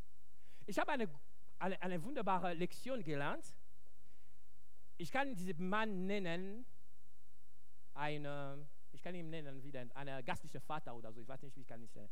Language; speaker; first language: German; non-native, fluent; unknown